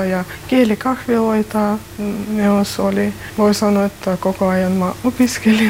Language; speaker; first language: Finnish; non-native, learner; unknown